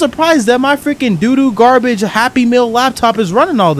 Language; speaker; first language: English; native; English